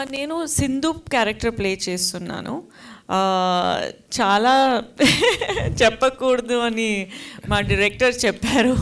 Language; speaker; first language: Telugu; non-native, learner; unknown